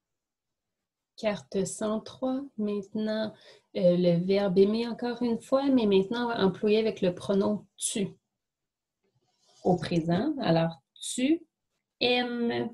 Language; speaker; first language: French; native; French